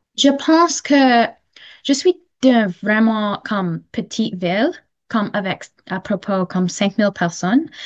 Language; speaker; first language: French; non-native, local second language; English